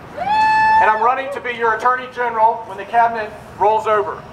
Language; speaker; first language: English; native; English